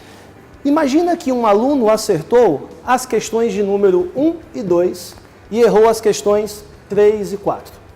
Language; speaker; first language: Portuguese; native; Portuguese